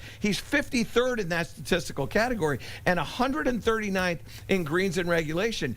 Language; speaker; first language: English; native; English